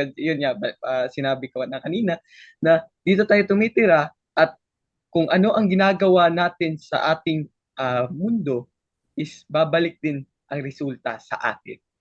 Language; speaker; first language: Filipino; non-native, local second language; Cebuano